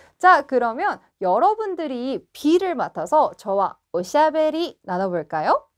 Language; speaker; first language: Korean; native; Korean